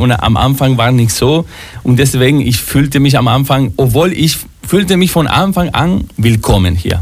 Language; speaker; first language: German; non-native, fluent; Spanish